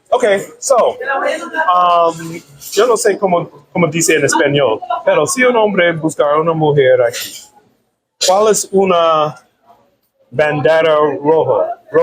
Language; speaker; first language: Spanish; non-native, learner; English